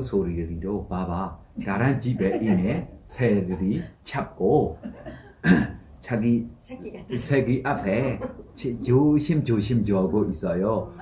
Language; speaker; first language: Korean; non-native, learner; Burmese